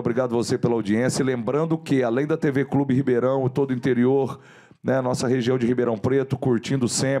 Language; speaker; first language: Portuguese; native; Portuguese